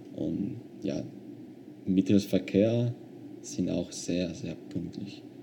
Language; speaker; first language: German; non-native, fluent; Spanish